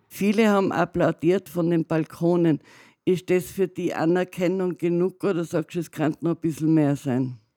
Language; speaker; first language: German; native; German